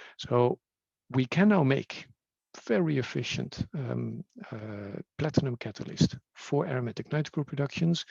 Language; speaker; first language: English; non-native, fluent; Dutch